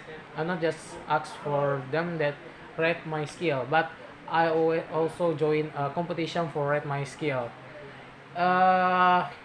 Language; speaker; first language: English; non-native, learner; Indonesian